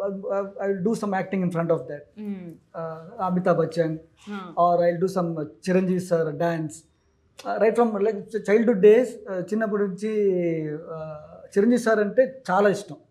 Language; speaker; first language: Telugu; non-native, learner; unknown